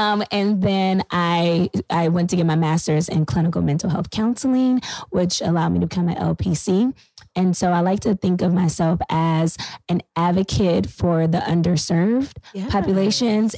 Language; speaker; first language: English; native; English